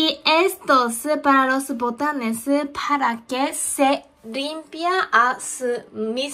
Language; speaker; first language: Spanish; non-native, learner; Japanese